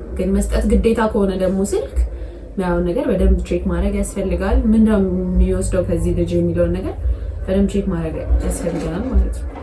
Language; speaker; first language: Amharic; native; Amharic